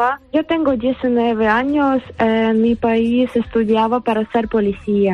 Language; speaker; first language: Spanish; non-native, learner; Ukrainian